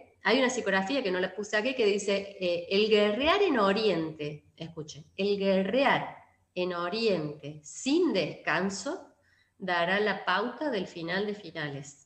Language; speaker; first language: Spanish; native; Spanish